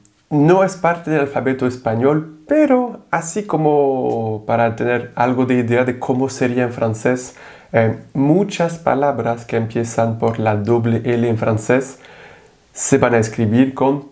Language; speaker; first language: Spanish; non-native, fluent; French